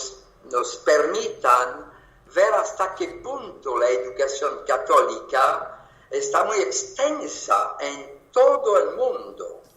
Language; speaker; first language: Spanish; non-native, fluent; French